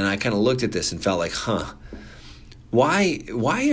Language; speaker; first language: English; native; English